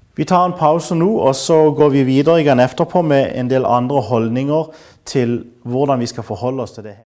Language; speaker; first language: Norwegian; native; Norwegian